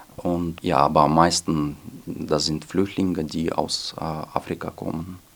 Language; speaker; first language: German; non-native, fluent; Russian